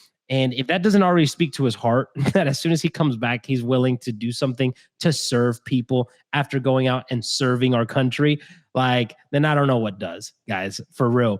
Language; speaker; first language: English; native; English